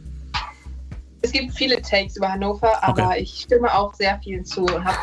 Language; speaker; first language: German; native; German